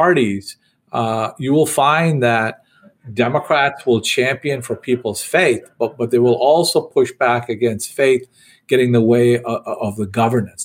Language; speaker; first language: English; native; English